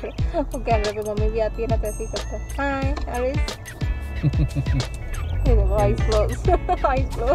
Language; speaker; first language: Hindi; native; Hindi